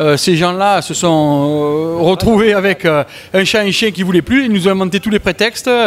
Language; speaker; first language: French; native; French